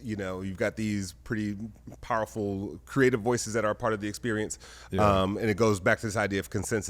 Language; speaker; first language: English; native; English